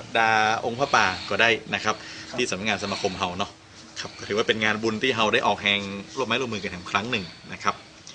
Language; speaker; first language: Thai; native; Thai